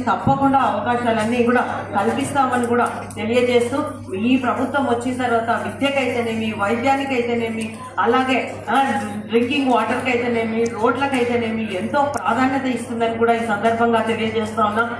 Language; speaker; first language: Telugu; native; Telugu